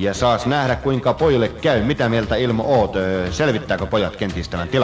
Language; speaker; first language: Finnish; native; Finnish